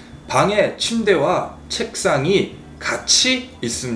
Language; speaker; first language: Korean; early bilingual, heritage; Portuguese